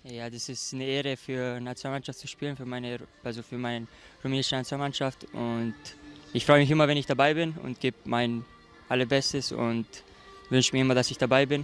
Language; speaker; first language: German; non-native, fluent; Romanian